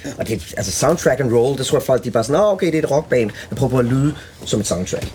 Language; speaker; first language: Danish; early bilingual, other home language; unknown